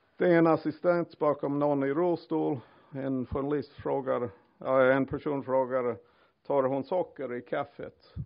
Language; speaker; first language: Swedish; non-native, fluent; English